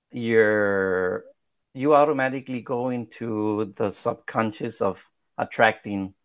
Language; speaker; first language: English; early bilingual, other home language; Spanish